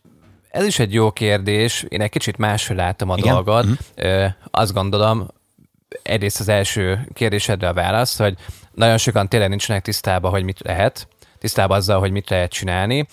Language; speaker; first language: Hungarian; native; Hungarian